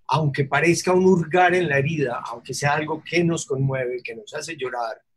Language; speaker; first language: Spanish; native; Spanish